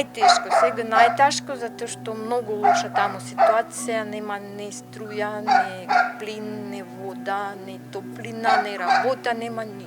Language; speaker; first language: Macedonian; non-native, learner; Russian